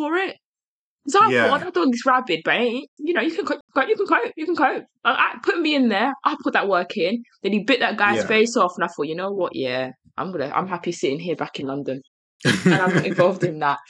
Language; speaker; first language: English; native; English